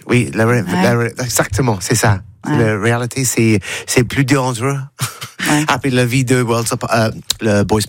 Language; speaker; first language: French; non-native, learner; English